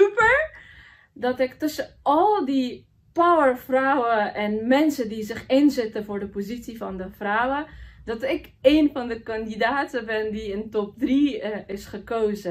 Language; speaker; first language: Dutch; non-native, fluent; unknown